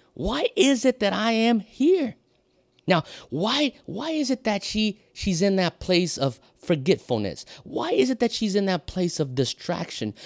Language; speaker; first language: English; non-native, fluent; Portuguese